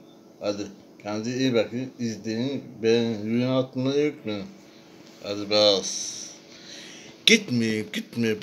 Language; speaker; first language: Turkish; non-native, learner; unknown